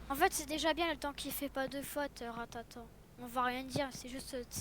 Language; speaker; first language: French; native; French